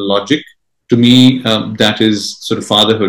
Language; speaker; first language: English; non-native, local second language; Marathi